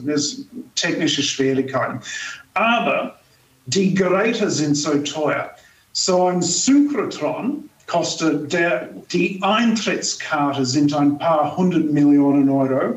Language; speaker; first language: German; non-native, fluent; English